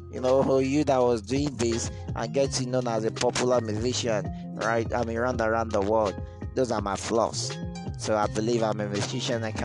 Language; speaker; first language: English; non-native, local second language; Yoruba